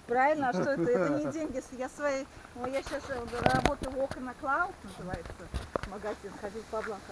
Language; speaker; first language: Russian; native; Russian